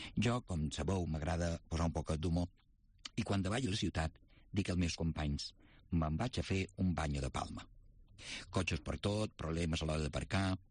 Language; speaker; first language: Catalan; native; Catalan